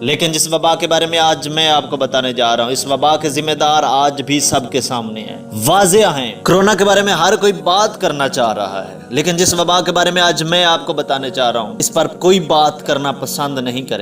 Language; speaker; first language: Urdu; native; Urdu